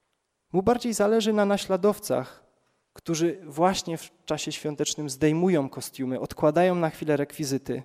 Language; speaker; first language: Polish; native; Polish